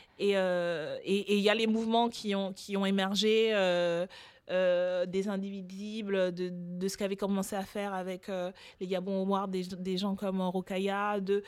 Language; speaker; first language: French; early bilingual, other home language; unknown